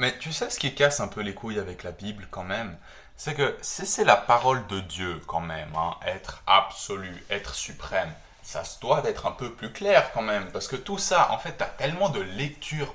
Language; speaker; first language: French; native; French